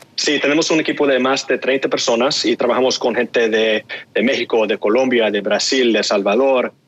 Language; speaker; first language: Spanish; early bilingual, heritage; Spanish